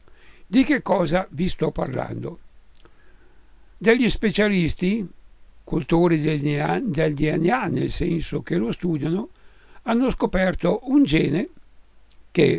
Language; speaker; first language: Italian; native; Italian